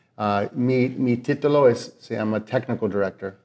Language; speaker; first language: Spanish; non-native, learner; English